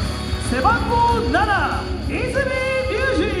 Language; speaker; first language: Japanese; native; Japanese